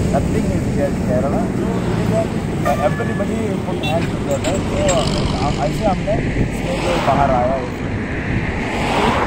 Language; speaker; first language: Hindi; non-native, local second language; Malayalam